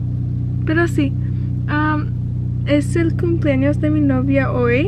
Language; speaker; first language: Spanish; early bilingual, other home language; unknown